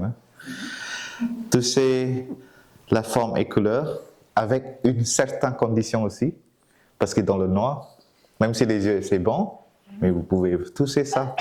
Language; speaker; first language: French; non-native, fluent; Vietnamese